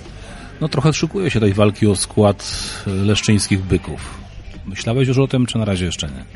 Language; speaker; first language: Polish; native; Polish